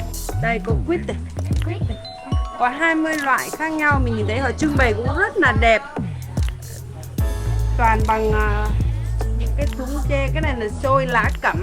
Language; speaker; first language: Vietnamese; native; Vietnamese